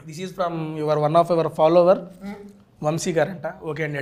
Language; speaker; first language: Telugu; native; Telugu